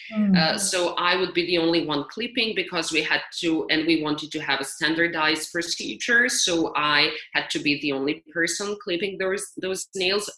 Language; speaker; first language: English; non-native, fluent; Serbian